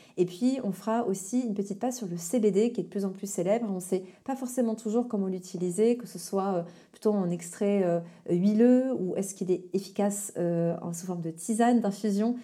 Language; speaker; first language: French; native; French